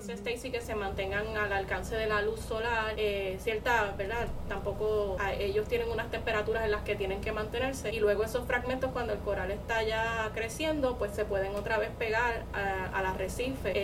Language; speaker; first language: Spanish; native; Spanish